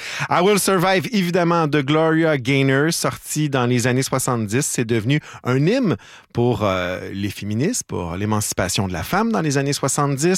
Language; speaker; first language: French; native; French